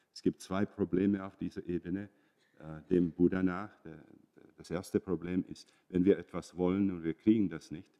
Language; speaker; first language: German; non-native, fluent; Czech